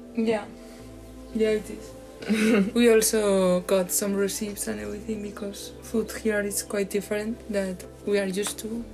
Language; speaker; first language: English; non-native, fluent; Spanish